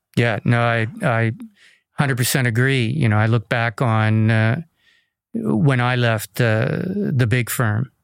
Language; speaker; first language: English; native; English